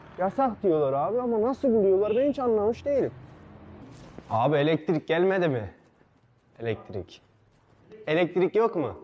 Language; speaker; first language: Turkish; native; Turkish